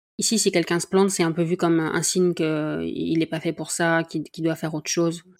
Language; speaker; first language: French; native; French